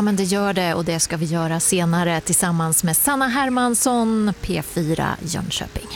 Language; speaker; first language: Swedish; native; Swedish